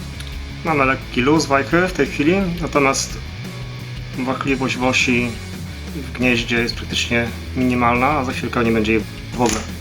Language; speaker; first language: Polish; native; Polish